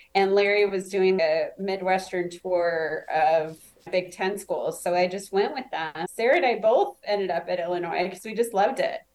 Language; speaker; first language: English; native; English